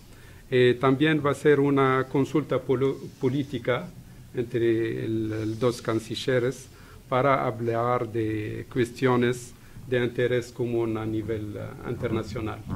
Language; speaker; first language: Spanish; non-native, fluent; Arabic